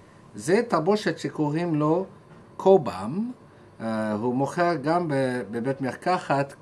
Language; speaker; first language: Hebrew; non-native, fluent; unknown